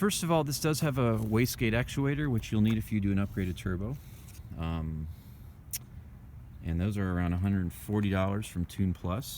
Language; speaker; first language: English; native; English